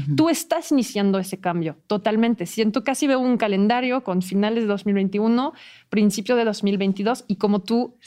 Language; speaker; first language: Spanish; non-native, fluent; French